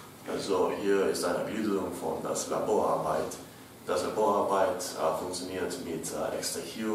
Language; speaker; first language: German; non-native, learner; English